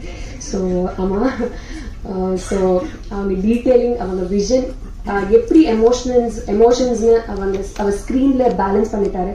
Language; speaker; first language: Tamil; non-native, learner; Telugu